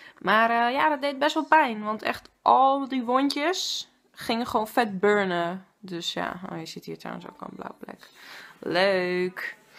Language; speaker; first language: Dutch; native; Dutch